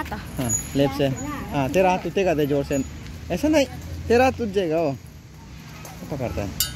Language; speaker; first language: Hindi; non-native, local second language; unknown